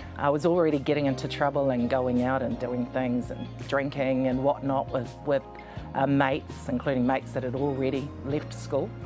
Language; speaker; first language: English; native; English